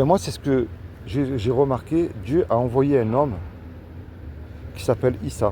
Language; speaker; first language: French; native; French